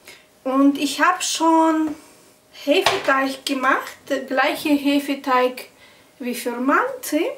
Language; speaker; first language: German; non-native, fluent; Russian